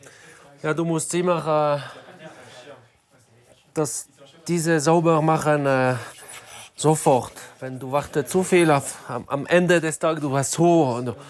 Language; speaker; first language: German; non-native, learner; French